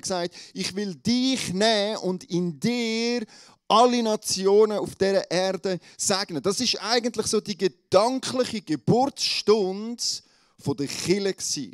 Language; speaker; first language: German; native; German